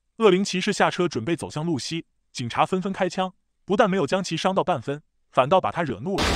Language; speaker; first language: Chinese; native; Chinese